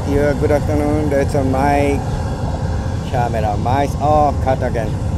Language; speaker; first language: English; non-native, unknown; Japanese